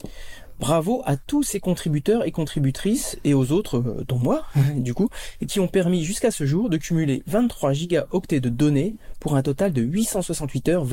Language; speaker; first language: French; native; French